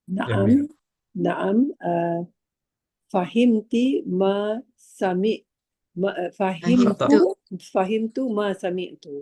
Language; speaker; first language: Arabic; non-native, learner; Malay